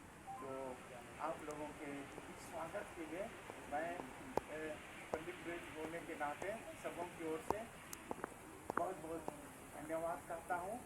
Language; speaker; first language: Hindi; native; Hindi